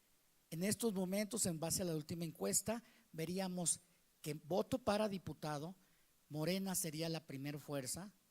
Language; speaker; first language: Spanish; native; Spanish